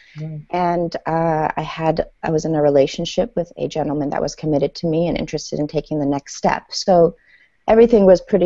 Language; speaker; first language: English; early bilingual, other home language; Persian